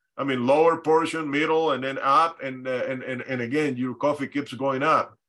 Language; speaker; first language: English; non-native, fluent; Spanish